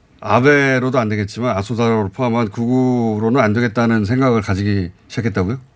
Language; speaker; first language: Korean; native; Korean